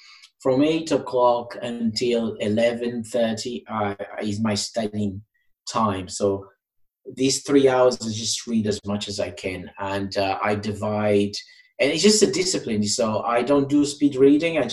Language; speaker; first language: English; non-native, fluent; Portuguese